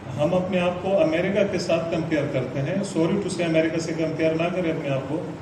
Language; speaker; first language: Urdu; non-native, local second language; Pashto